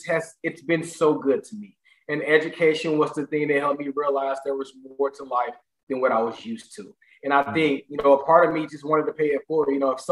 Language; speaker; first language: English; native; English